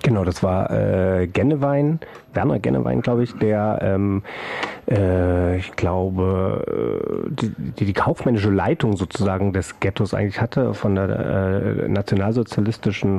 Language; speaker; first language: German; native; German